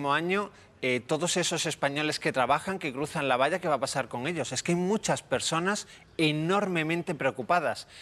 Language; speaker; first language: Spanish; native; Spanish